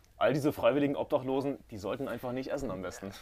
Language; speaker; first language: German; native; German